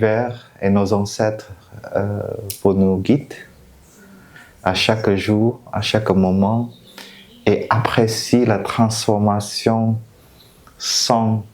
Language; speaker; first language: French; non-native, fluent; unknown